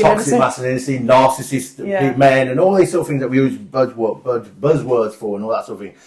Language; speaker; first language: English; native; English